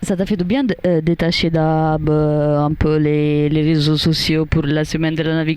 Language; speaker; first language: French; non-native, learner; Italian